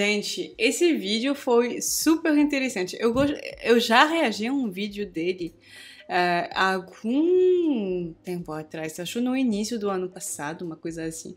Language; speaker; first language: Portuguese; non-native, fluent; French